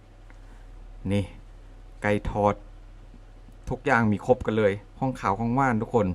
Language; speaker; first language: Thai; non-native, local second language; Northeastern Thai